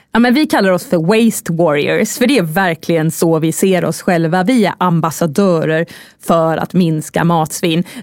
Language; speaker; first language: Swedish; native; Swedish